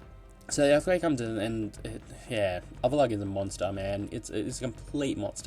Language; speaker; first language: English; native; English